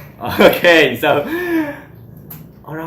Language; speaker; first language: English; non-native, fluent; Indonesian